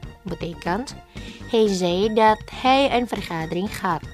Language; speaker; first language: Dutch; non-native, learner; Indonesian